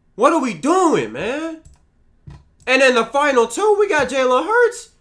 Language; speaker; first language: English; native; English